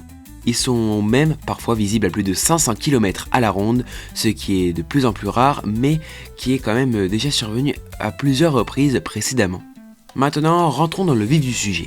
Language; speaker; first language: French; native; French